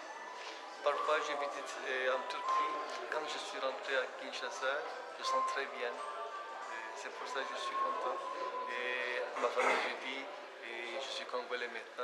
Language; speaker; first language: French; non-native, learner; Turkish